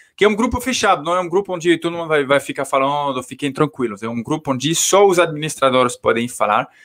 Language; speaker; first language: Portuguese; non-native, fluent; French